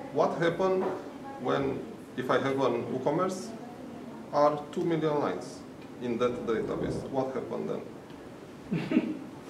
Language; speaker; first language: English; non-native, learner; Romanian